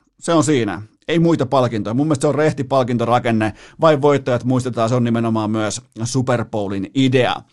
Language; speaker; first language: Finnish; native; Finnish